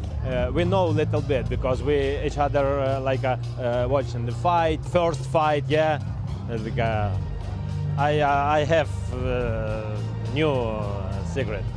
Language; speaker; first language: English; non-native, learner; Ukrainian